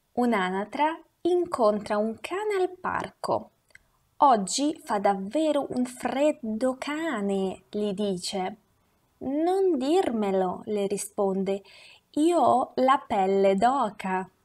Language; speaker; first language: Italian; non-native, fluent; Russian